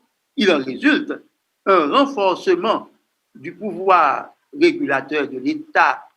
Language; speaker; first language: French; non-native, local second language; Haitian Creole